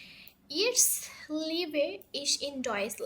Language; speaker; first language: German; non-native, learner; Bangla